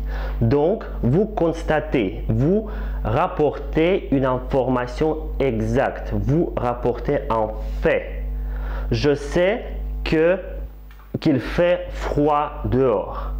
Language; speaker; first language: French; non-native, fluent; Russian